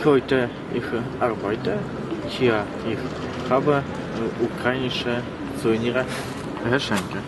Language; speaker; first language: German; non-native, learner; Ukrainian